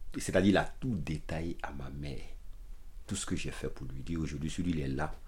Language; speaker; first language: French; non-native, local second language; Dyula